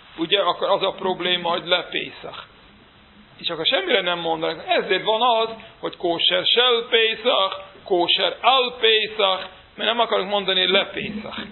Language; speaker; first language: Hungarian; non-native, fluent; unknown